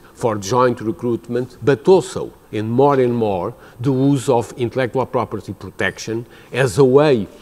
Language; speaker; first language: English; non-native, fluent; Portuguese